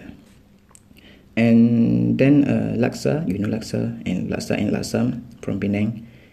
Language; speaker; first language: English; non-native, local second language; Malay